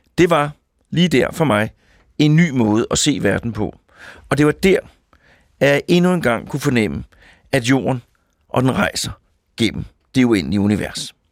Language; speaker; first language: Danish; native; Danish